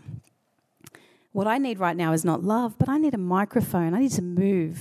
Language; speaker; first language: English; native; English